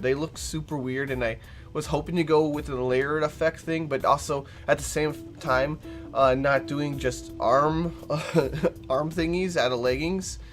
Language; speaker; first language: English; native; English